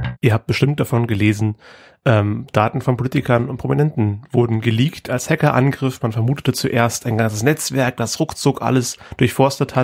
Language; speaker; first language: German; native; German